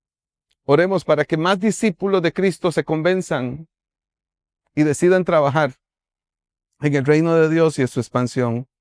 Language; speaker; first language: Spanish; native; Spanish